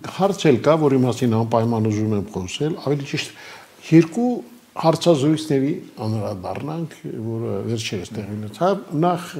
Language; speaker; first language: Armenian; native; Armenian